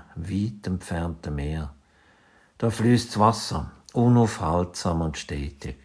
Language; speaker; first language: German; native; German